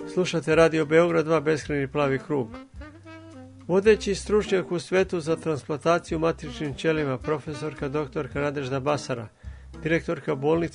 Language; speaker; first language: Serbian; native; Serbian